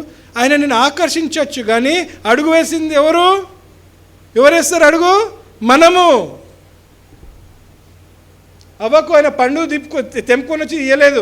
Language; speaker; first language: Telugu; native; Telugu